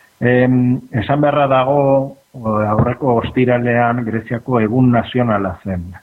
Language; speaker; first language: Basque; native; Basque